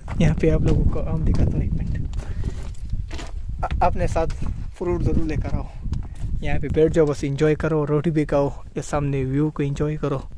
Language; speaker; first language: Urdu; non-native, local second language; Pashto